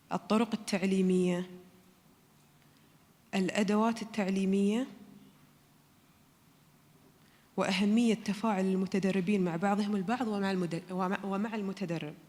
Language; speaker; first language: Arabic; native; Arabic